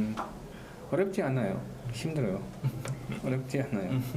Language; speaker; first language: Korean; non-native, learner; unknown